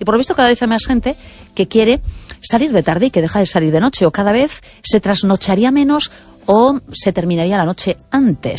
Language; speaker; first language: Spanish; native; Spanish